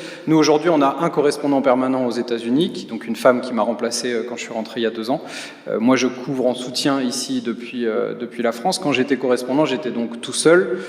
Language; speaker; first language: French; native; French